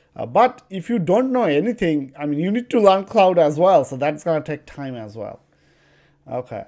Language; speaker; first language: English; non-native, local second language; Bangla